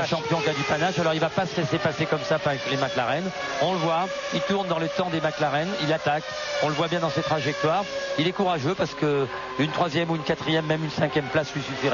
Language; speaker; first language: French; native; French